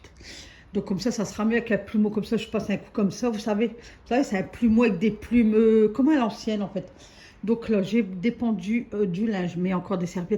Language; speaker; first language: French; native; French